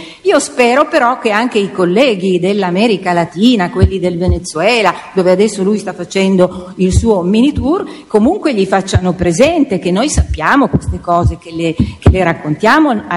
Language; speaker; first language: Italian; native; Italian